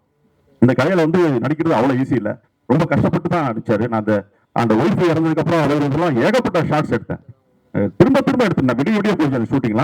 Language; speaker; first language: Tamil; native; Tamil